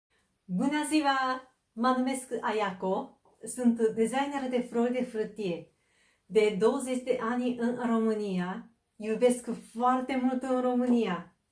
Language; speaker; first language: Romanian; non-native, fluent; Japanese